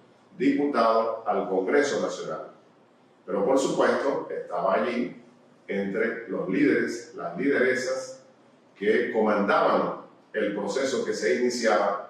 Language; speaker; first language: Spanish; native; Spanish